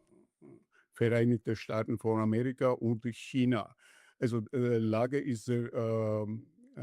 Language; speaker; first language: German; non-native, learner; Georgian